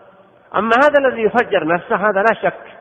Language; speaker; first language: Arabic; native; Arabic